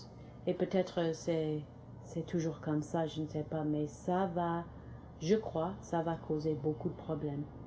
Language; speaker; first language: French; non-native, local second language; English